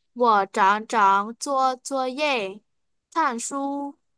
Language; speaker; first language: Chinese; non-native, fluent; Vietnamese